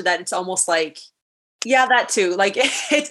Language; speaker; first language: English; native; English